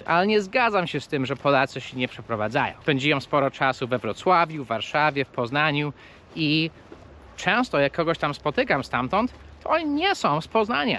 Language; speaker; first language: Polish; non-native, fluent; English